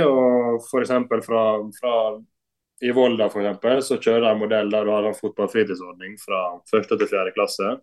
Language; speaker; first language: Norwegian; native; Norwegian